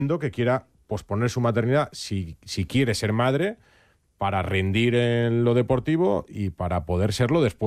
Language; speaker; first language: Spanish; native; Spanish